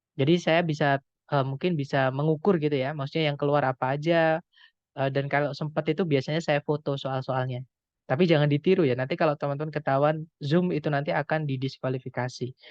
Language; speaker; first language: Indonesian; non-native, local second language; Javanese